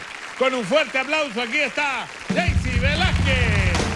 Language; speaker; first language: Spanish; native; Spanish